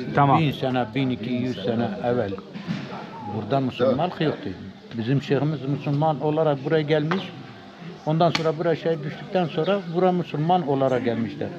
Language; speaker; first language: Turkish; native; Turkish